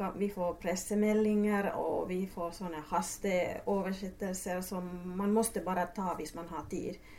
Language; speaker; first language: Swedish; non-native, local second language; Finnish